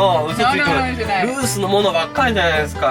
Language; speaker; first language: Japanese; native; Japanese